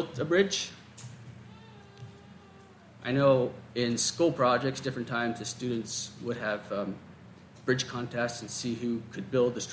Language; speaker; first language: English; native; English